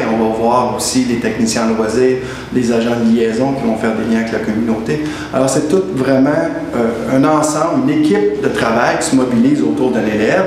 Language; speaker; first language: French; native; French